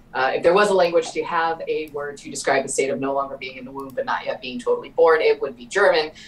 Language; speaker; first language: English; native; English